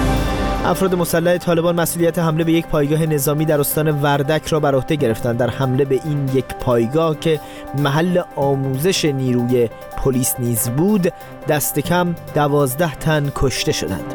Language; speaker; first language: Persian; native; Persian